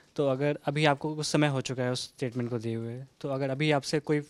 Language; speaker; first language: Hindi; native; Hindi